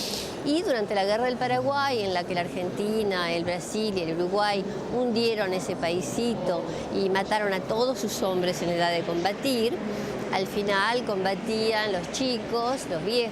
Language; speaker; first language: Spanish; native; Spanish